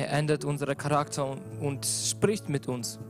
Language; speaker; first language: German; non-native, learner; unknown